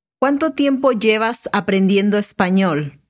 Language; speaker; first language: Spanish; native; Spanish